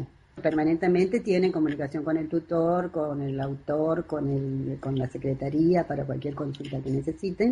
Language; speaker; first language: Spanish; native; Spanish